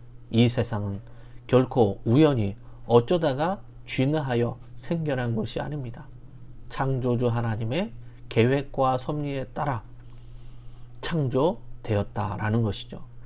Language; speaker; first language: Korean; native; Korean